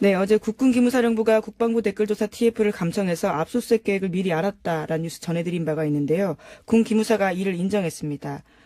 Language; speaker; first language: Korean; native; Korean